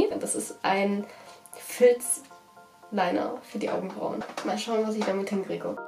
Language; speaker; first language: German; native; German